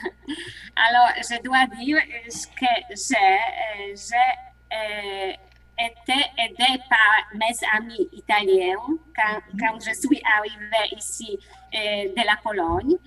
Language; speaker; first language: French; non-native, learner; Polish